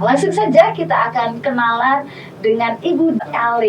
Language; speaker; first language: Indonesian; native; Indonesian